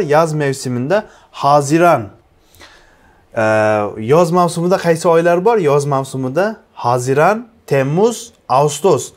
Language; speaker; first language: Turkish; non-native, fluent; Uzbek